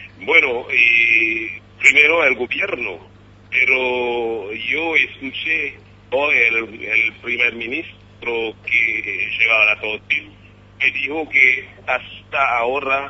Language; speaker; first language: Spanish; non-native, fluent; Haitian Creole